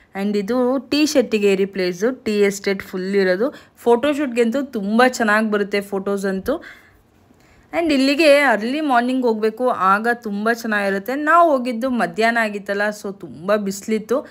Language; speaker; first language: Kannada; native; Kannada